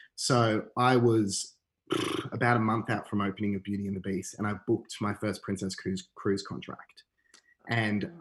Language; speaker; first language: English; native; English